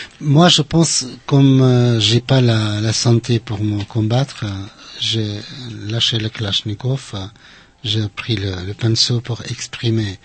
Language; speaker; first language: French; non-native, fluent; Central Kurdish